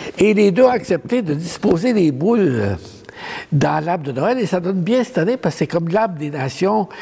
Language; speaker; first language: French; native; French